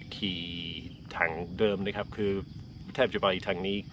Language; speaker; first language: Thai; non-native, fluent; English